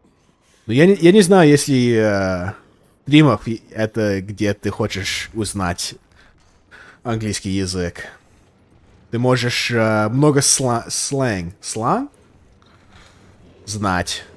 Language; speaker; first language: Russian; non-native, learner; English